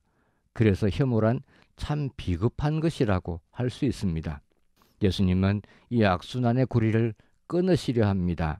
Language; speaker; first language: Korean; native; Korean